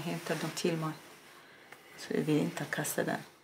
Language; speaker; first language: Swedish; non-native, learner; Arabic